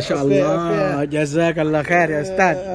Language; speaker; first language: Arabic; non-native, learner; Indonesian